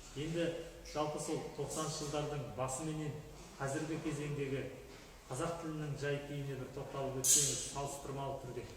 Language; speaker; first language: Kazakh; native; Kazakh